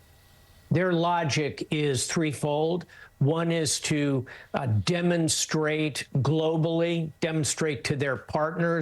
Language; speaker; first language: English; native; English